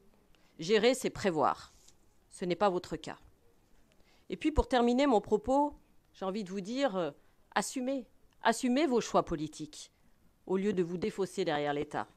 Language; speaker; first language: French; native; French